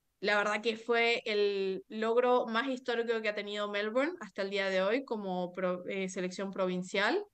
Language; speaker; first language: Spanish; native; Spanish